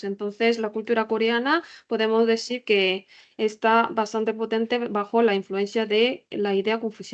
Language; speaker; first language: Spanish; non-native, learner; Korean